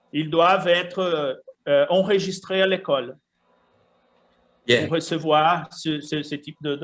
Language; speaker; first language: French; non-native, fluent; Portuguese